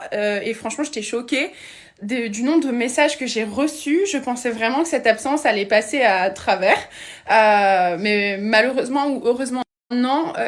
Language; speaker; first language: French; native; French